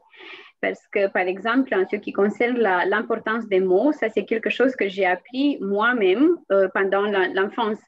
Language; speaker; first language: French; non-native, fluent; Romanian